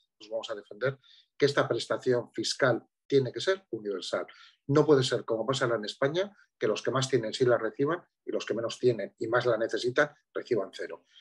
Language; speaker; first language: Spanish; native; Spanish